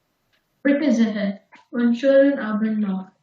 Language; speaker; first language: German; non-native, learner; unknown